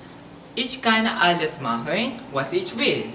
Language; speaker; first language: German; non-native, learner; Malay